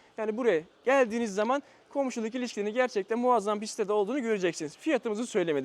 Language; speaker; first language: Turkish; native; Turkish